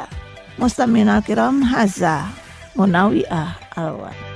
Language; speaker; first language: Arabic; non-native, fluent; Indonesian